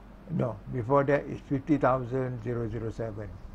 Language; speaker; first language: English; non-native, local second language; Malay